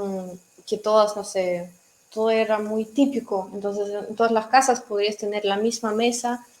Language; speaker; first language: Spanish; non-native, fluent; Russian